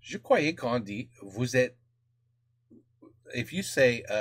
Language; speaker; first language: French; non-native, learner; English